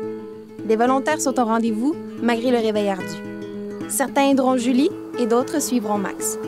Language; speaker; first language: French; native; French